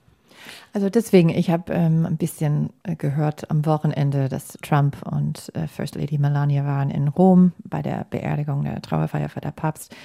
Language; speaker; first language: German; non-native, fluent; English